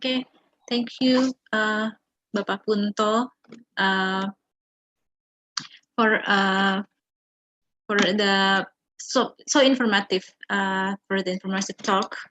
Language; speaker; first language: English; non-native, fluent; Indonesian